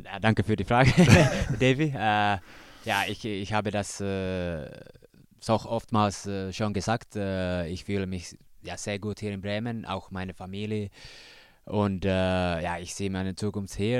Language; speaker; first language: German; non-native, learner; Finnish